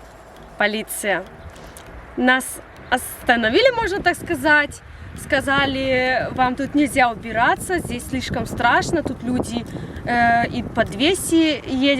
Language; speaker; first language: Russian; early bilingual, heritage; Russian